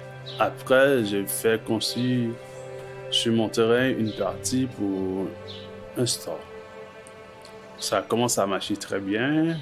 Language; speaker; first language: French; non-native, local second language; Haitian Creole